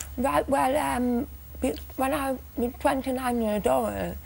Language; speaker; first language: English; native; English